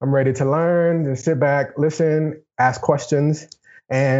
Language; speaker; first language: English; native; English